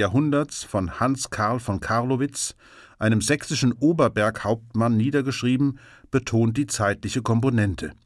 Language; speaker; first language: German; native; German